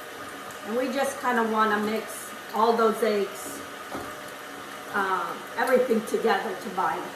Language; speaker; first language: English; non-native, fluent; Portuguese